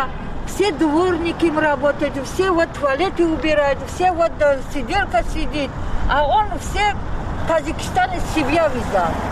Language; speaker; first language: Russian; non-native, learner; Tajik